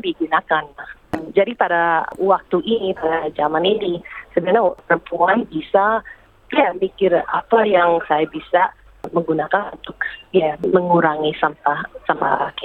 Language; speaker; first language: Indonesian; early bilingual, heritage; English